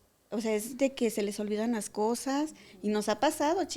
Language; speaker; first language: Spanish; native; Spanish